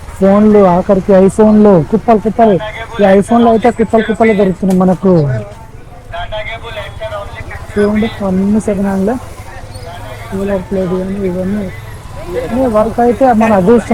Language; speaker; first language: Telugu; native; Telugu